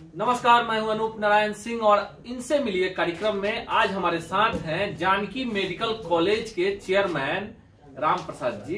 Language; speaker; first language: Hindi; native; Hindi